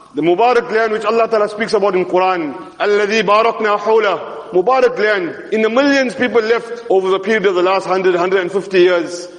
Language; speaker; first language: English; native; English